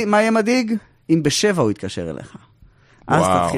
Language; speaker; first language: Hebrew; native; Hebrew